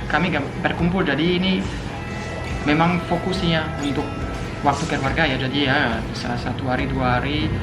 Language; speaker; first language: Indonesian; non-native, fluent; French